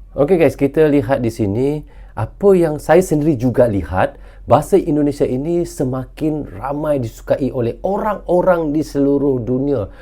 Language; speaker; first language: Malay; native; Malay